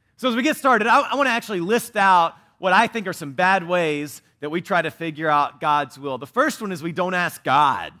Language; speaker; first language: English; native; English